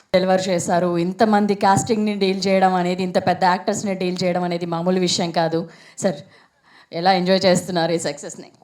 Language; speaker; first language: Telugu; native; Telugu